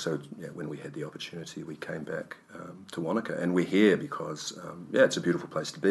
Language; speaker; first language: English; native; English